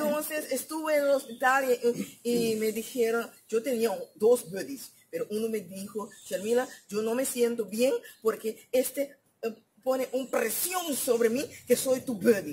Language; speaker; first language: Spanish; non-native, learner; Papiamento